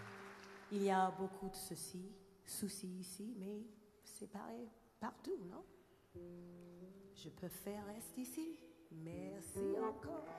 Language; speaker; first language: French; non-native, learner; English